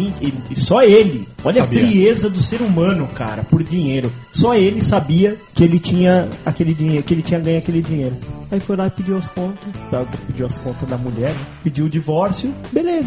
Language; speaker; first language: Portuguese; native; Portuguese